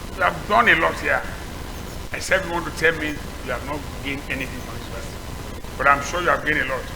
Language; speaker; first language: English; non-native, local second language; Yoruba